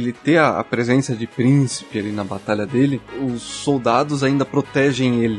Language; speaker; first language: Portuguese; native; Portuguese